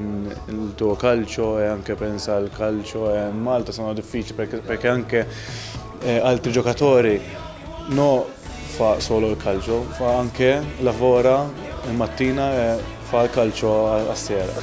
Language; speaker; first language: Italian; non-native, learner; Maltese